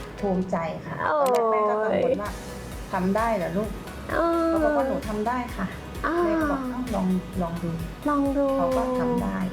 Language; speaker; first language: Thai; native; Thai